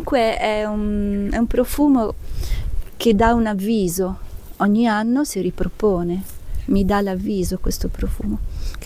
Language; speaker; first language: Italian; native; Italian